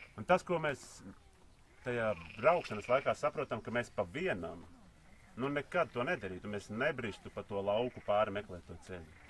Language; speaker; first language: Latvian; native; Latvian